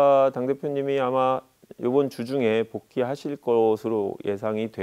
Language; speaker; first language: Korean; native; Korean